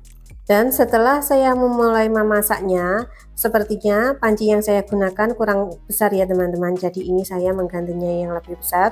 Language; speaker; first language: Indonesian; native; Indonesian